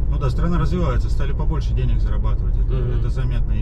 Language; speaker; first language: Russian; native; Russian